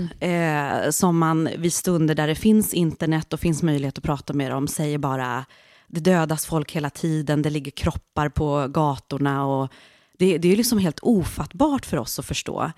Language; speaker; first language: Swedish; early bilingual, other home language; Central Kurdish